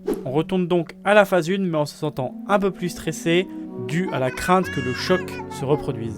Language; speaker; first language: French; native; French